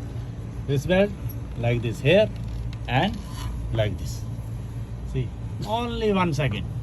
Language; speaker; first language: English; non-native, learner; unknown